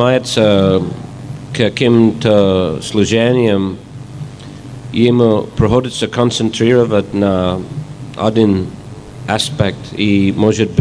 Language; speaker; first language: Russian; non-native, fluent; English